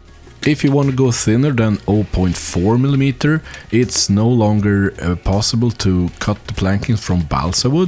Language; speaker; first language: English; non-native, fluent; Swedish